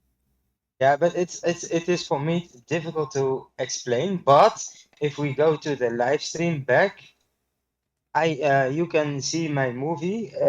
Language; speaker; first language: English; non-native, learner; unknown